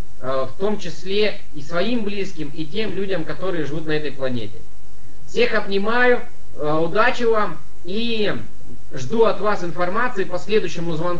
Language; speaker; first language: Russian; native; Russian